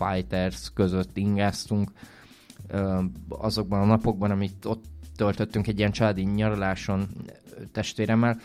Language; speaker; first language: Hungarian; native; Hungarian